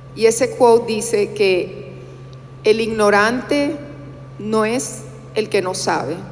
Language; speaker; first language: Spanish; native; Spanish